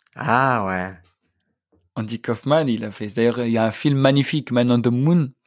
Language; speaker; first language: French; non-native, local second language; Arabic